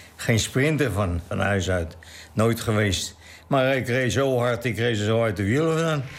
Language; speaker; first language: Dutch; native; Dutch